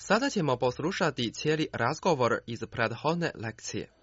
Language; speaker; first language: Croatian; non-native, fluent; Chinese